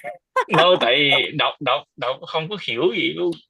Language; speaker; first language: Vietnamese; early bilingual, heritage; Vietnamese